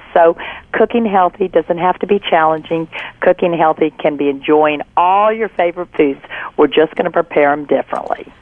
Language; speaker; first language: English; native; English